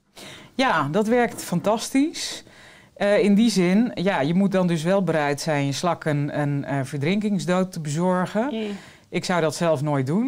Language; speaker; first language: Dutch; native; Dutch